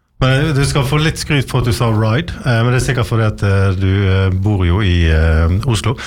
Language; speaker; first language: Norwegian; native; Norwegian